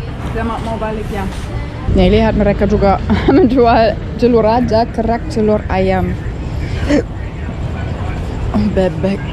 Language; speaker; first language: Indonesian; non-native, fluent; German